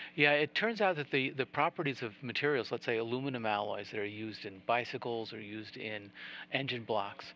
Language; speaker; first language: English; native; English